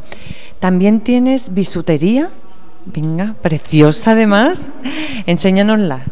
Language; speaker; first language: Spanish; native; Spanish